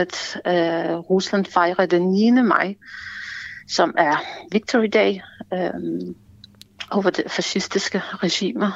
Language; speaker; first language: Danish; non-native, fluent; Ukrainian